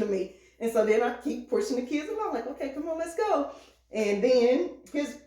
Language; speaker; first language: English; native; English